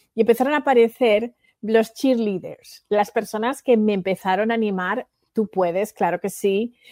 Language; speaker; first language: Spanish; native; Spanish